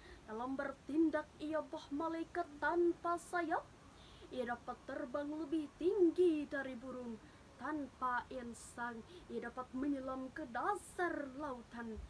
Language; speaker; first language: Indonesian; native; Indonesian